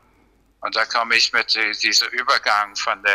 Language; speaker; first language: German; non-native, fluent; English